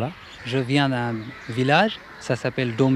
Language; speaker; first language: French; non-native, fluent; Bangla